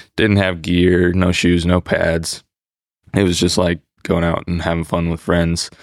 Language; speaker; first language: English; native; English